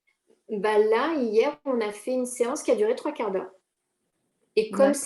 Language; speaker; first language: French; native; French